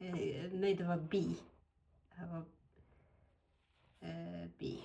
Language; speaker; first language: Swedish; non-native, fluent; Amharic